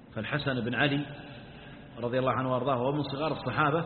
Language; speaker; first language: Arabic; native; Arabic